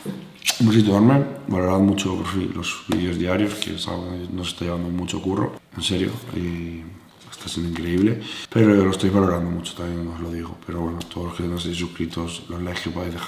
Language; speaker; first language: Spanish; native; Spanish